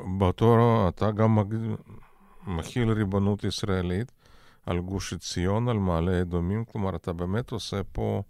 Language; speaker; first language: Hebrew; non-native, fluent; Russian